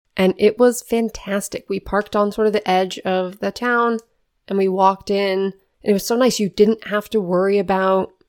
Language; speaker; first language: English; native; English